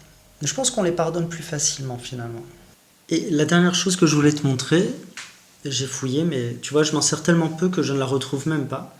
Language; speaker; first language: French; native; French